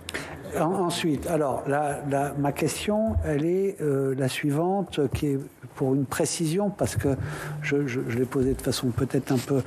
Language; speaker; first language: French; native; French